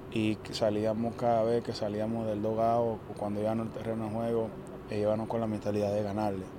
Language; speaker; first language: Spanish; native; Spanish